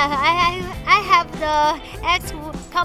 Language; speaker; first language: English; non-native, learner; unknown